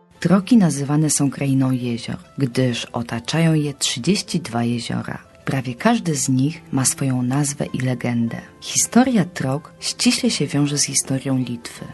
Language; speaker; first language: Polish; native; Polish